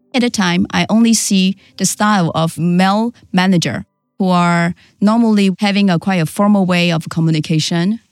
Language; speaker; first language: English; non-native, fluent; Chinese